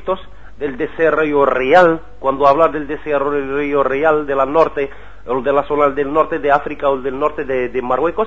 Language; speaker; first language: Spanish; non-native, learner; Arabic